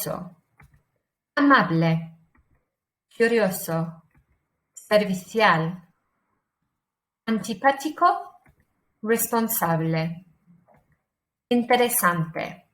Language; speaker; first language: Spanish; non-native, fluent; English